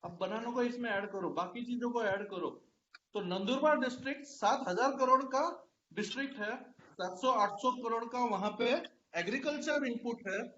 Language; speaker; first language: Hindi; non-native, local second language; Marathi